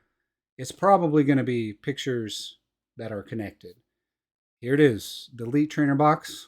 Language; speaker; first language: English; native; English